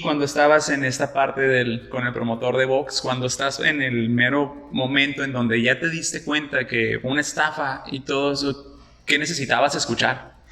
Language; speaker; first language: Spanish; native; Spanish